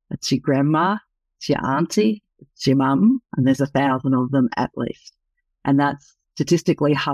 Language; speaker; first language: English; native; English